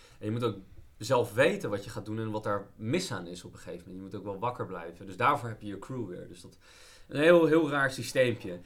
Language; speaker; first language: Dutch; native; Dutch